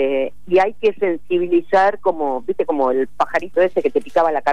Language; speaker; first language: Spanish; native; Spanish